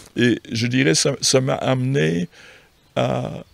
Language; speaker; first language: French; native; French